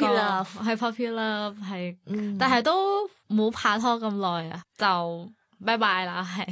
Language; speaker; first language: Cantonese; non-native, fluent; Thai